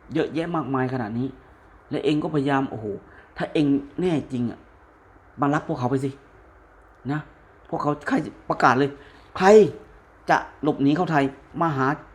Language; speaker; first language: Thai; native; Thai